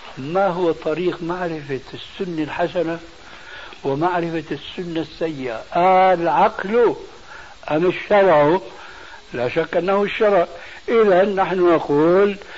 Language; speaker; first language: Arabic; early bilingual, other home language; Albanian